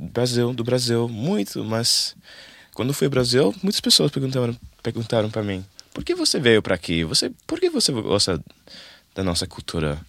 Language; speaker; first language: Portuguese; non-native, learner; English